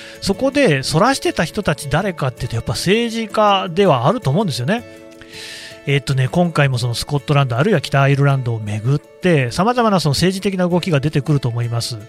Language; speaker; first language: Japanese; native; Japanese